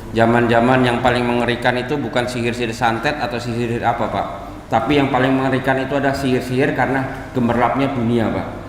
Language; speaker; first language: Indonesian; native; Indonesian